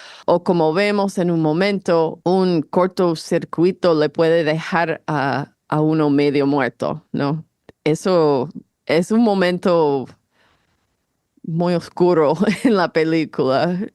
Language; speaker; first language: Spanish; non-native, fluent; English